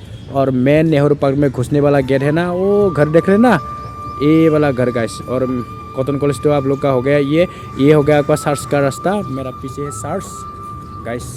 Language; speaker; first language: Hindi; non-native, local second language; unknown